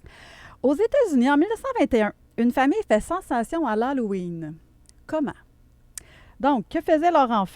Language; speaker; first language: French; native; French